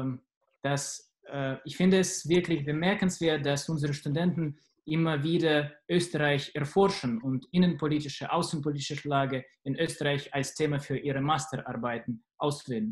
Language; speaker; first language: German; non-native, fluent; Russian